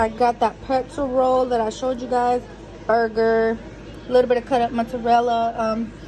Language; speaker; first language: English; early bilingual, other home language; Spanish